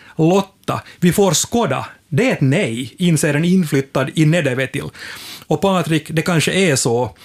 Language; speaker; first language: Swedish; native; Swedish